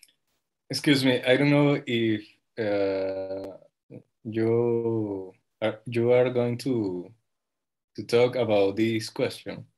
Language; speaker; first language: English; non-native, learner; Spanish